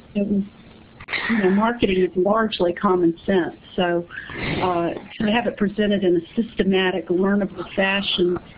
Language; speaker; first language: English; native; English